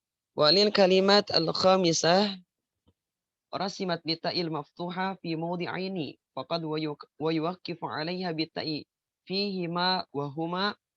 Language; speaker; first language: Arabic; non-native, learner; Indonesian